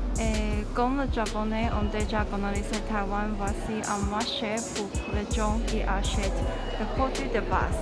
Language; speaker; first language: French; non-native, learner; Chinese